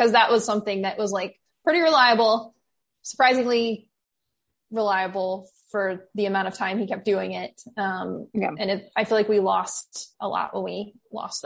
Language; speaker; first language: English; native; English